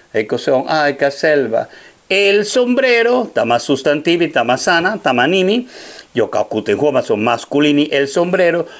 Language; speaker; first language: Finnish; non-native, fluent; Spanish